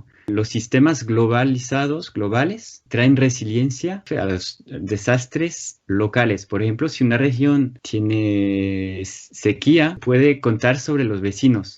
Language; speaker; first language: Spanish; non-native, fluent; French